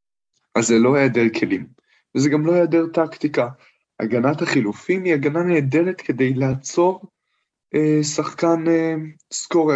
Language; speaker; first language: Hebrew; native; Hebrew